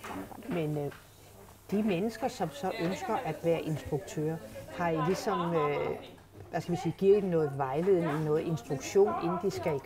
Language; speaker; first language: Danish; native; Danish